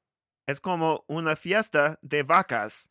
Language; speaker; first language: Spanish; non-native, learner; English